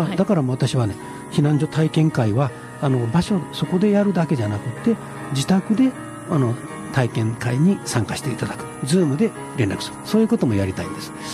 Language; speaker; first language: Japanese; native; Japanese